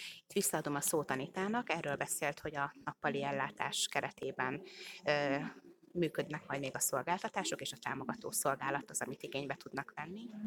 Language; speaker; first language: Hungarian; native; Hungarian